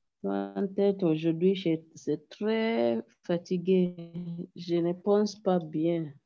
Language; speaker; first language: French; non-native, learner; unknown